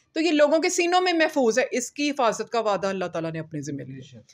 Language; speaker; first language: Urdu; native; Urdu